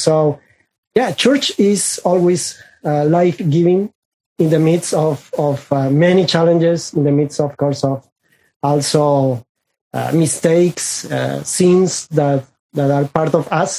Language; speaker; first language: English; non-native, fluent; Spanish